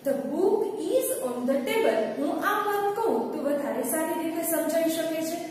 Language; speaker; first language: English; non-native, local second language; Gujarati